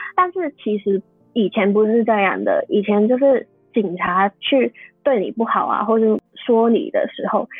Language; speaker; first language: Chinese; non-native, fluent; Cantonese